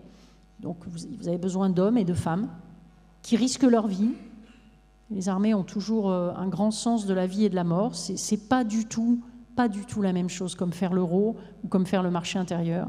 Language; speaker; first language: French; native; French